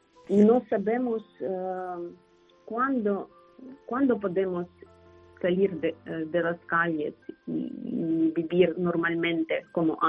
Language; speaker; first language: Spanish; non-native, learner; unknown